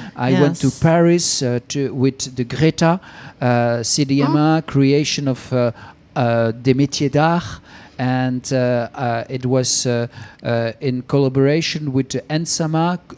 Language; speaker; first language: English; non-native, fluent; Dutch